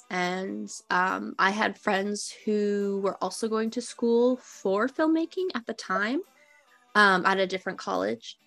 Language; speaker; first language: English; native; English